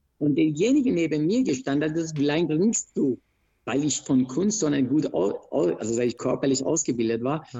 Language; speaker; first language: German; non-native, fluent; Persian